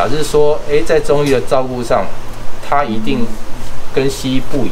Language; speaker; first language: Chinese; native; Chinese